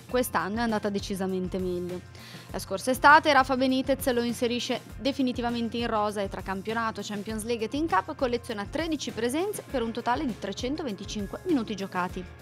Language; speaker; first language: Italian; native; Italian